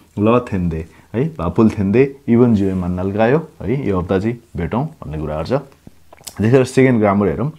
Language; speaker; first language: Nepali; non-native, local second language; Gurung